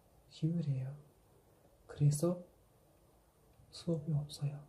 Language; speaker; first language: Korean; non-native, fluent; Kazakh